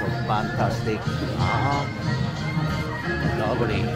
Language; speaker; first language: English; non-native, learner; Korean